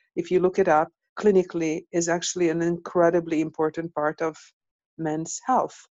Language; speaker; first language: English; non-native, fluent; Hungarian